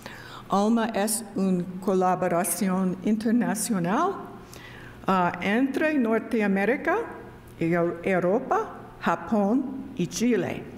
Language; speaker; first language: Spanish; non-native, learner; English